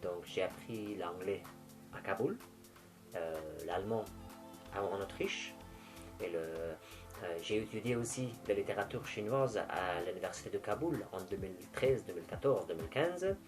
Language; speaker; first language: French; non-native, fluent; Persian